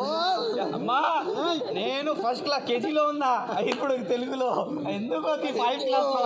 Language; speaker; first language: Telugu; non-native, learner; Hindi